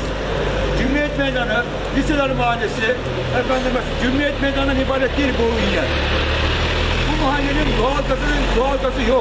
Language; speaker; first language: Turkish; native; Turkish